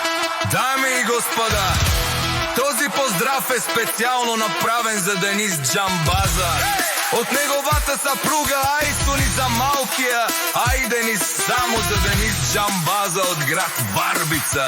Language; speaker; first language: Bulgarian; non-native, local second language; Romany